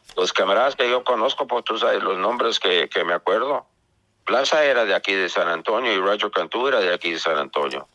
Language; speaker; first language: Spanish; early bilingual, heritage; Spanish